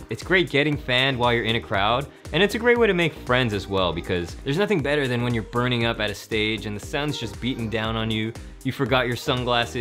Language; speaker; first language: English; native; English